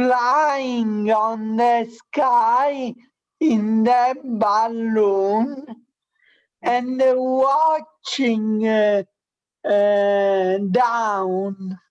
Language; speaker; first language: English; non-native, learner; Italian